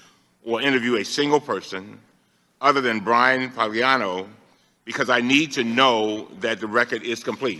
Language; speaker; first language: English; native; English